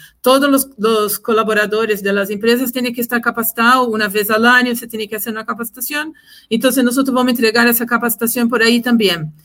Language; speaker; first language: Spanish; non-native, fluent; Portuguese